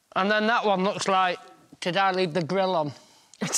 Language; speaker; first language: English; native; English